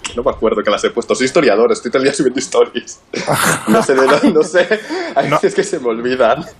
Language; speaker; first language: Spanish; native; Spanish